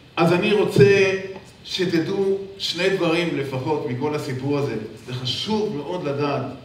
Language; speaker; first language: Hebrew; native; Hebrew